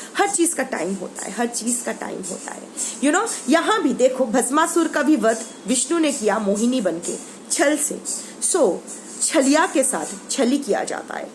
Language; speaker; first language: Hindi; non-native, local second language; Bangla